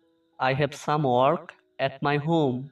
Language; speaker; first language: English; non-native, fluent; Bangla